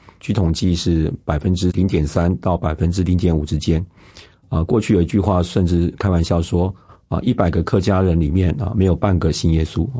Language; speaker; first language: Chinese; non-native, local second language; Hakka Chinese